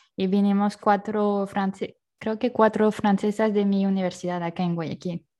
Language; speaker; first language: Spanish; non-native, fluent; French